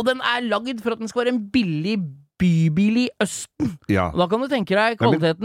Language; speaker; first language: Norwegian; native; Norwegian